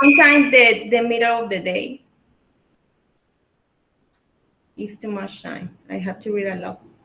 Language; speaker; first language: English; non-native, learner; Spanish